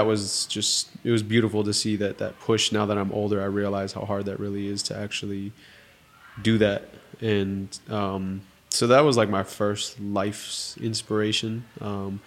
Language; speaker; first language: English; native; English